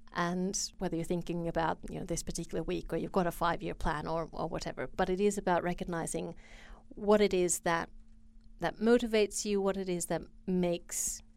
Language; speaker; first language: English; non-native, fluent; Finnish